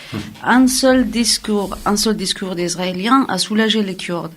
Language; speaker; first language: French; non-native, fluent; Kurdish